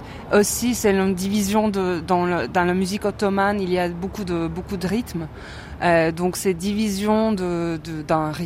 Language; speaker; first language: French; non-native, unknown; Turkish